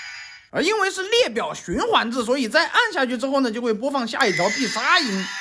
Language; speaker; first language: Chinese; native; Chinese